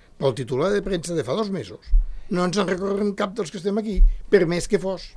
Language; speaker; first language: Catalan; native; Catalan